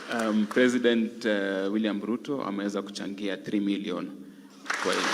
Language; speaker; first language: Swahili; non-native, local second language; Kalenjin